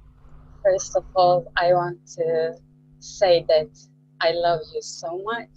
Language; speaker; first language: English; non-native, learner; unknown